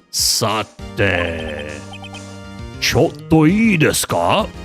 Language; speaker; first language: Japanese; non-native, learner; English